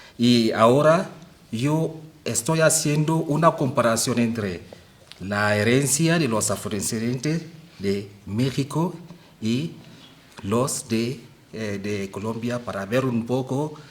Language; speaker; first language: Spanish; non-native, fluent; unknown